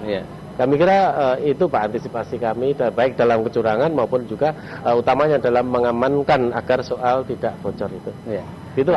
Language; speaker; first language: Indonesian; native; Indonesian